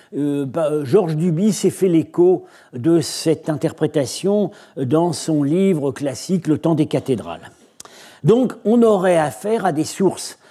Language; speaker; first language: French; native; French